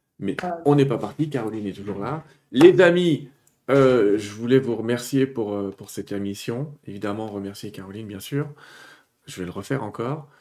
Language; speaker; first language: French; native; French